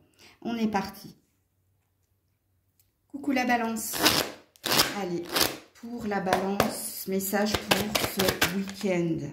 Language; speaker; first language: French; native; French